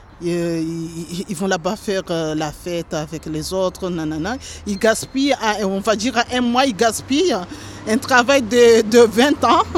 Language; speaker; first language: French; non-native, local second language; Ngazidja Comorian